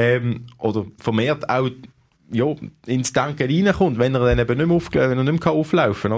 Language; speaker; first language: German; native; German